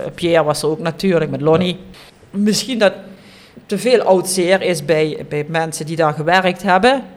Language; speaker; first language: Dutch; native; Dutch